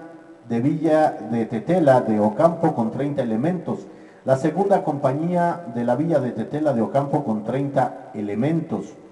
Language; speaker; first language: Spanish; native; Spanish